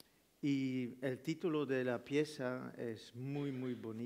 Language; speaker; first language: Spanish; non-native, fluent; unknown